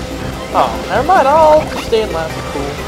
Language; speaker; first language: English; native; English